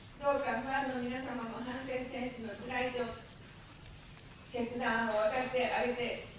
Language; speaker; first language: Japanese; native; Japanese